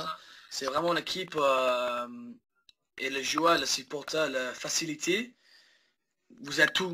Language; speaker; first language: French; early bilingual, heritage; English